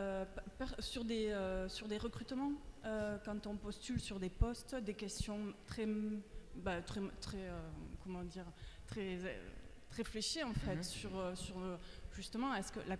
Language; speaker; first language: French; native; French